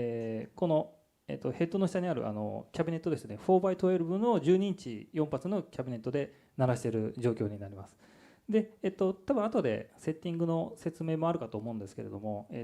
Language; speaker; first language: Japanese; native; Japanese